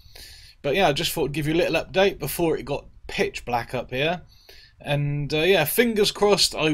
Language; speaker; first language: English; native; English